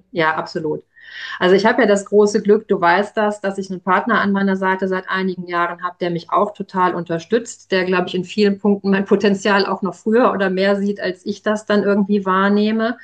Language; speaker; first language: German; native; German